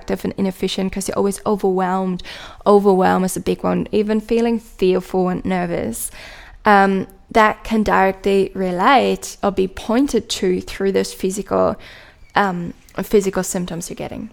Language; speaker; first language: English; non-native, fluent; German